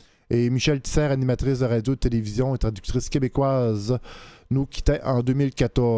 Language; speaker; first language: French; native; French